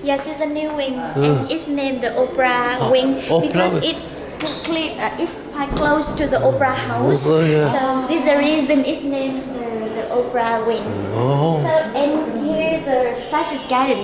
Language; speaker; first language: English; non-native, learner; Vietnamese